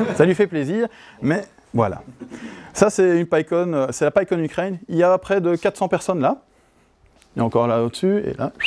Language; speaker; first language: French; native; French